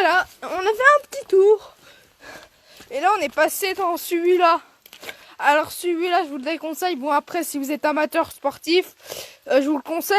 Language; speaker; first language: French; native; French